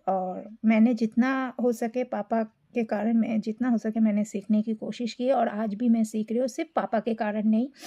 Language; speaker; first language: Hindi; non-native, local second language; Bangla